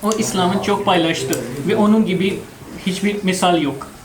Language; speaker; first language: Turkish; non-native, learner; Urdu